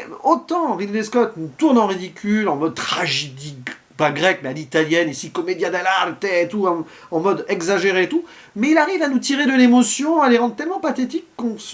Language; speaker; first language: French; native; French